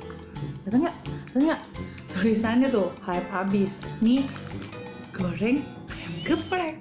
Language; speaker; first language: Indonesian; native; Indonesian